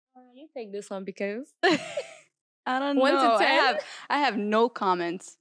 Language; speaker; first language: English; non-native, fluent; Arabic